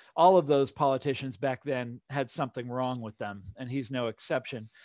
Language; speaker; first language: English; native; English